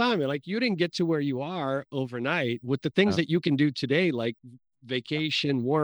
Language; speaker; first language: English; early bilingual, other home language; Portuguese